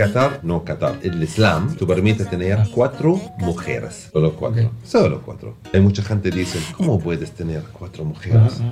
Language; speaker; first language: Spanish; non-native, learner; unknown